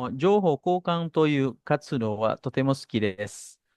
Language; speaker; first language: Japanese; non-native, fluent; Indonesian